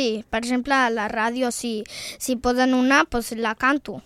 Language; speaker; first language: Catalan; early bilingual, other home language; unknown